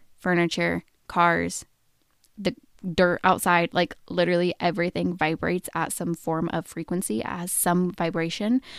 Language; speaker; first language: English; native; English